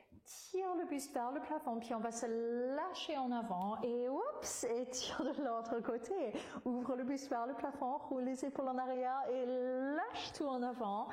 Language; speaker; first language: French; non-native, fluent; English